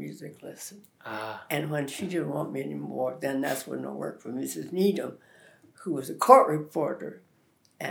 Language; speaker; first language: English; native; English